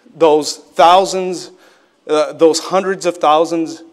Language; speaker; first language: English; native; English